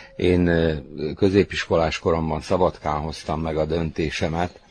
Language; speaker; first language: Hungarian; native; Hungarian